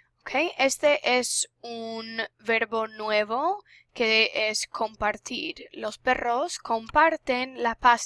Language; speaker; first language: Spanish; non-native, fluent; English